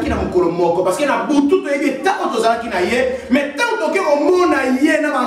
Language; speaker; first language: French; non-native, local second language; Lingala